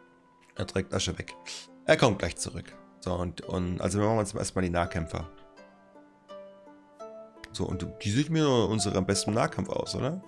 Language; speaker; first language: German; native; German